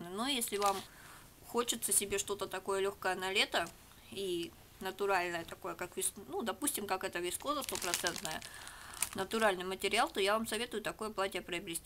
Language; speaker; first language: Russian; native; Russian